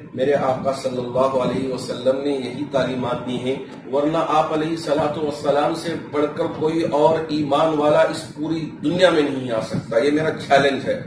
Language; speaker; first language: Hindi; non-native, local second language; Urdu